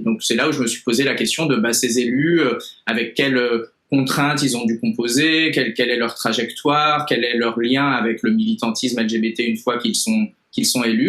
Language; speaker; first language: French; native; French